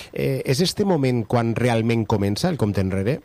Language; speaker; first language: Catalan; native; Catalan